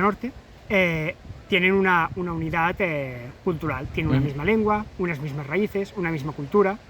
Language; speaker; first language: Spanish; native; Spanish